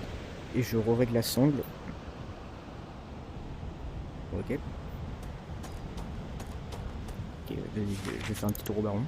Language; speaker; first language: French; native; French